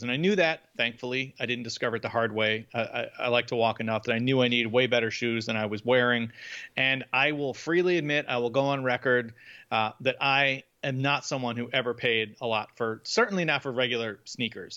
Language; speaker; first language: English; native; English